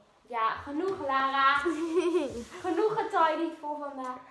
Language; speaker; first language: Dutch; native; Dutch